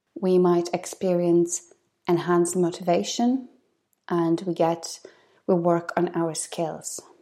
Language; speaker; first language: English; non-native, fluent; Polish